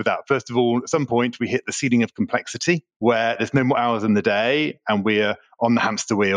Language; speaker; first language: English; native; English